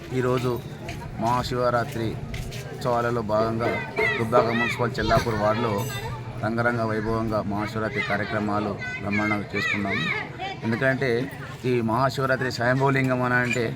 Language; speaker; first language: Telugu; native; Telugu